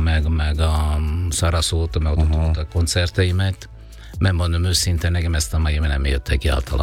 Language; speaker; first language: Hungarian; non-native, fluent; Italian